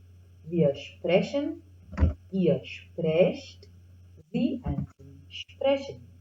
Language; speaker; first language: German; non-native, fluent; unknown